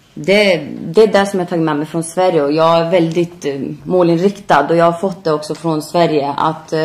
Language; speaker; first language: Swedish; early bilingual, other home language; Albanian